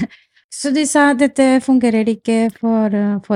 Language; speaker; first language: Norwegian; non-native, fluent; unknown